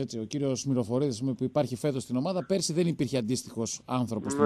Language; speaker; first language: Greek; native; Greek